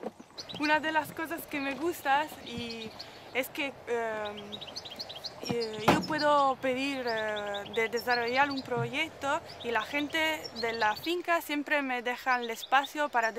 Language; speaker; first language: Spanish; non-native, fluent; Italian